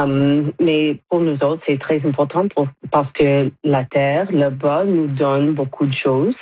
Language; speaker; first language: French; non-native, local second language; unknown